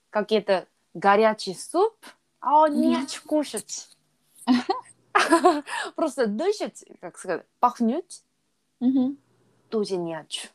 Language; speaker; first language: Russian; non-native, learner; Korean